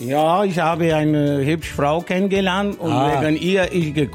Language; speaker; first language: German; non-native, learner; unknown